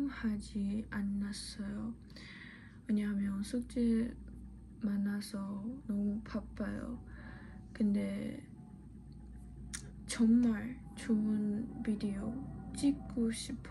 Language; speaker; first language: Korean; non-native, learner; Chinese